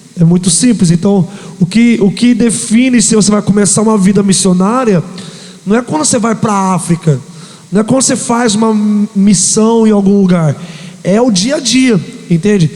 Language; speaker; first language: Portuguese; native; Portuguese